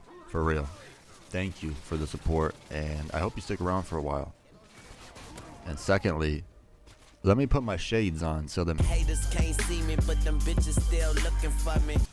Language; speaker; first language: English; native; English